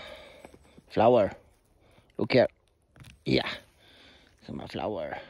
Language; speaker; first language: English; non-native, learner; Swedish